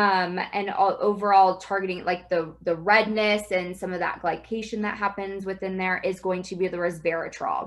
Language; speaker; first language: English; native; English